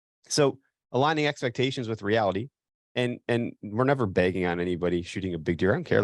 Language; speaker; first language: English; native; English